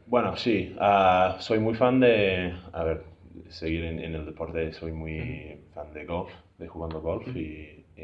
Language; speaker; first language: Spanish; non-native, fluent; English